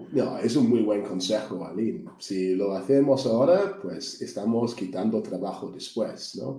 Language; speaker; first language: Spanish; non-native, fluent; English